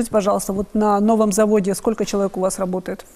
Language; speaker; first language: Russian; native; Russian